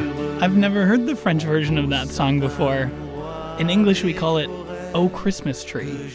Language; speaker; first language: English; native; English